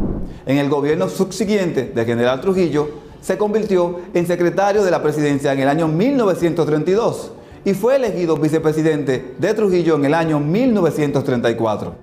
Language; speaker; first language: Spanish; native; Spanish